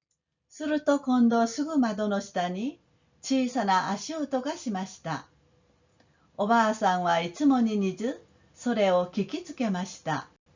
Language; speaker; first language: Japanese; non-native, fluent; Korean